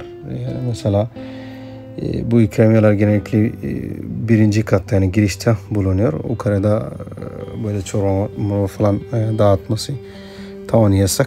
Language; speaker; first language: Turkish; non-native, fluent; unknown